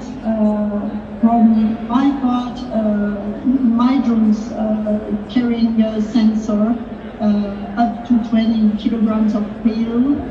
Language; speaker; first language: English; non-native, learner; French